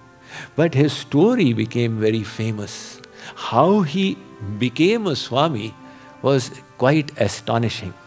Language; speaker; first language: English; non-native, local second language; Hindi